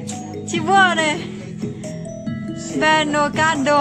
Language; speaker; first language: Italian; non-native, learner; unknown